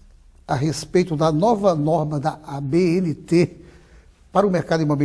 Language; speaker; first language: Portuguese; native; Portuguese